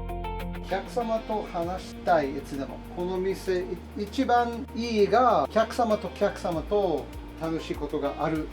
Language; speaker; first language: Japanese; non-native, learner; English